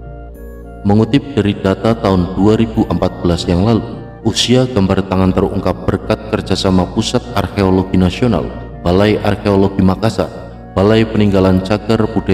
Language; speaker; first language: Indonesian; native; Indonesian